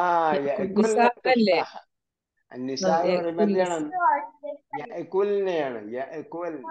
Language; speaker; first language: Arabic; non-native, fluent; Malayalam